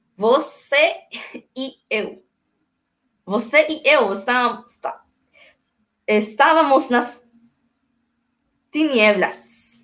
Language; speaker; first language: Portuguese; non-native, learner; Spanish